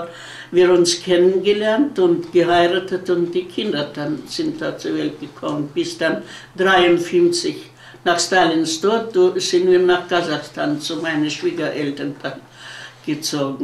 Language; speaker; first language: German; early bilingual, heritage; German